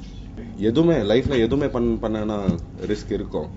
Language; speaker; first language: Tamil; non-native, learner; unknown